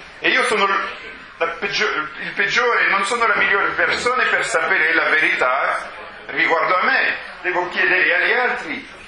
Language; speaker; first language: Italian; non-native, fluent; French